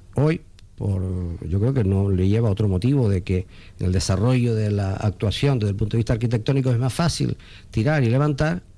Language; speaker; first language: Spanish; native; Spanish